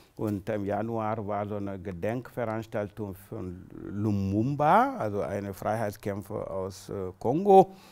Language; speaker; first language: German; non-native, fluent; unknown